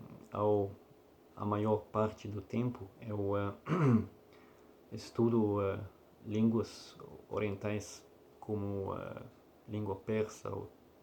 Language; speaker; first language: Portuguese; non-native, learner; Russian